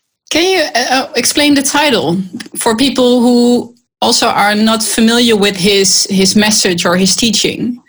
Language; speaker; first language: English; non-native, fluent; Dutch